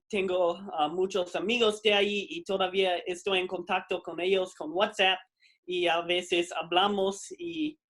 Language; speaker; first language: Spanish; non-native, fluent; English